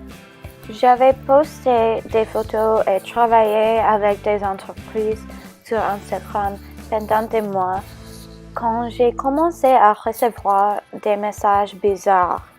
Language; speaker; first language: French; non-native, learner; English